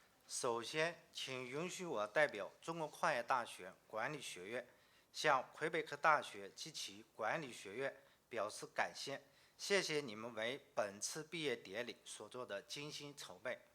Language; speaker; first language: Chinese; native; Chinese